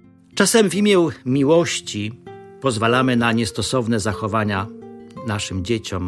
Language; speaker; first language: Polish; native; Polish